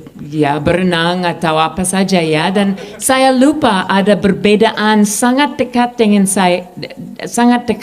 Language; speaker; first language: Indonesian; non-native, fluent; English